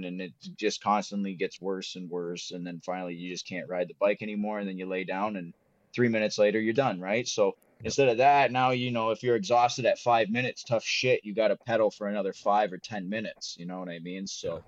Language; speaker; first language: English; native; English